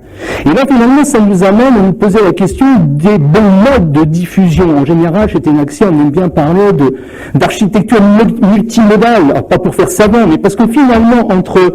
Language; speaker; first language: French; native; French